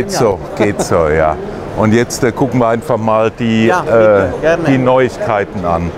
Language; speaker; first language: German; native; German